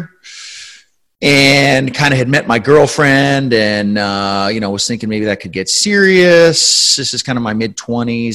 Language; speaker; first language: English; native; English